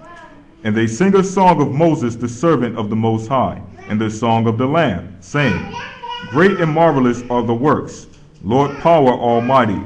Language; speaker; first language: English; native; English